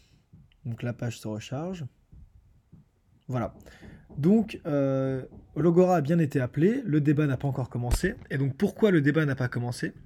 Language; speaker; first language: French; native; French